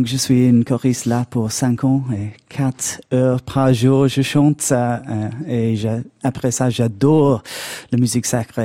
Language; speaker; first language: French; non-native, learner; English